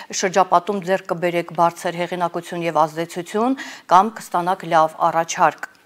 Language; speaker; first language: Armenian; native; Armenian